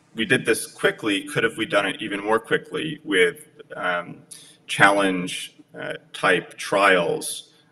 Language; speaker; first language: English; early bilingual, other home language; Polish